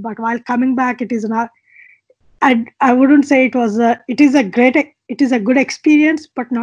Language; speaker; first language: English; non-native, local second language; Telugu